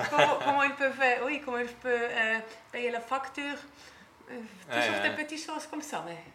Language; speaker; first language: French; non-native, learner; German